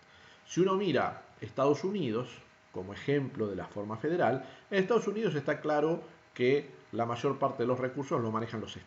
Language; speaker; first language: Spanish; native; Spanish